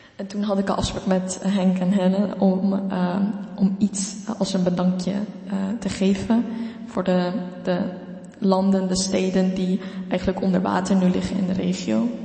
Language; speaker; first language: Dutch; non-native, fluent; Ukrainian